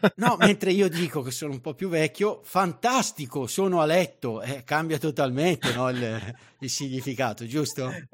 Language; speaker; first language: Italian; native; Italian